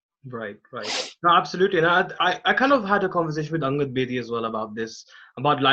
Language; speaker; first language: English; non-native, local second language; Hindi